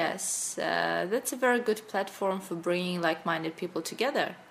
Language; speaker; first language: English; non-native, fluent; Russian